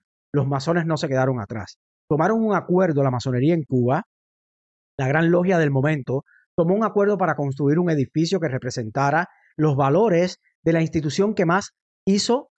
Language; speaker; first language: Spanish; native; Spanish